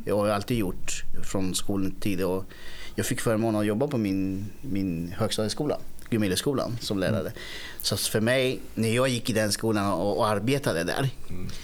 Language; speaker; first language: Swedish; early bilingual, other home language; Spanish